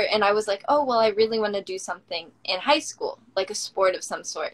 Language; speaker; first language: English; native; English